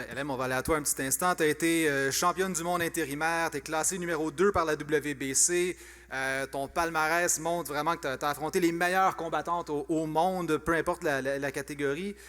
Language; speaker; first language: French; native; French